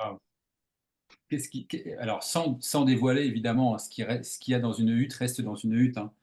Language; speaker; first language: French; native; French